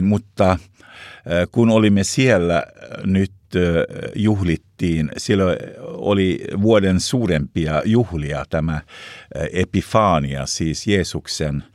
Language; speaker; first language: Finnish; non-native, local second language; Swedish